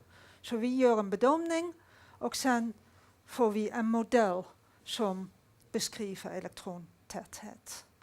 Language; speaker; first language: Swedish; non-native, fluent; Dutch